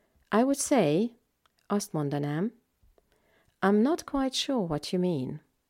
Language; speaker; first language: English; non-native, fluent; Hungarian